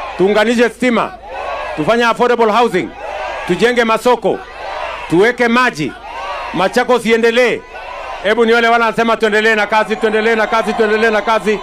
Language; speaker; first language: Swahili; non-native, local second language; Kalenjin